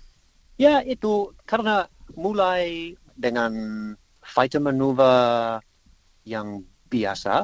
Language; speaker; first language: Indonesian; non-native, learner; English